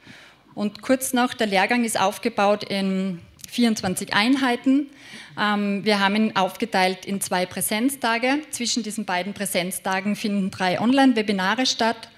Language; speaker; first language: German; native; German